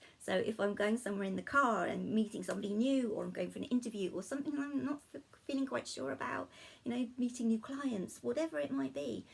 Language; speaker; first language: English; native; English